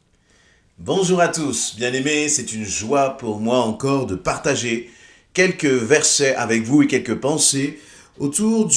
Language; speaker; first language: French; native; French